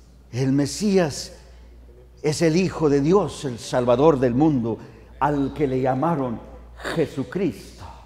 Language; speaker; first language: Spanish; early bilingual, heritage; Spanish